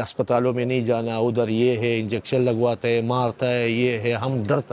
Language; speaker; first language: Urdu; non-native, fluent; Pashto